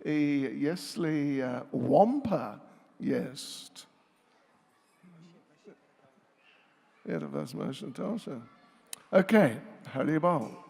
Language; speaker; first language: Russian; non-native, learner; English